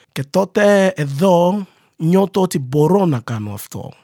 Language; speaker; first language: Greek; non-native, learner; Yoruba